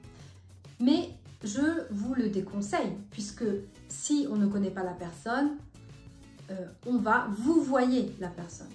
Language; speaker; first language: French; non-native, fluent; Italian